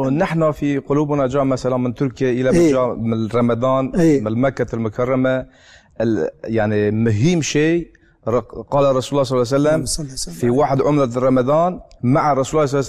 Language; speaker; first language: Arabic; non-native, learner; Turkish